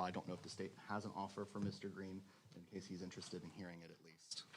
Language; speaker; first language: English; native; English